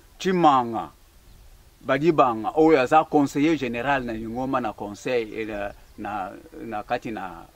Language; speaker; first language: Lingala; non-native, local second language; Kongo